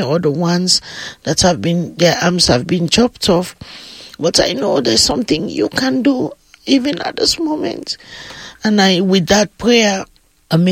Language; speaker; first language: English; non-native, local second language; Krio